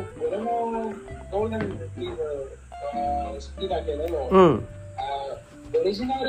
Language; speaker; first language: Japanese; non-native, learner; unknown